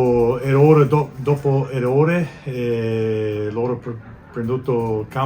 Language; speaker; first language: Italian; non-native, learner; English